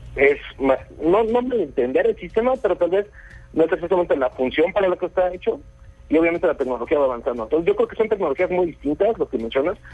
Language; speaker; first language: Spanish; native; Spanish